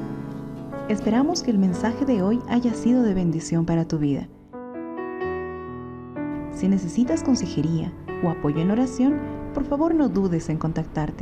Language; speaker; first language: Spanish; native; Spanish